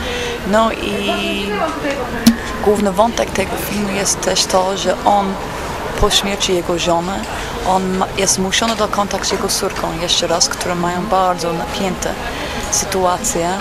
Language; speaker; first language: Polish; non-native, fluent; English